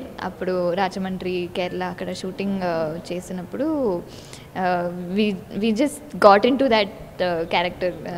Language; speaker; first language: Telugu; non-native, learner; Tamil